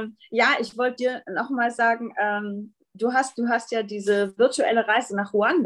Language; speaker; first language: German; native; German